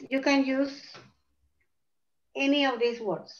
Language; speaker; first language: English; non-native, fluent; Spanish